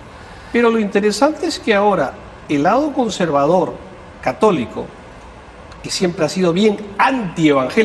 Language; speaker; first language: Spanish; native; Spanish